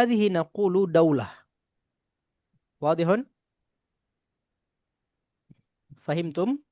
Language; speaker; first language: Arabic; non-native, fluent; Indonesian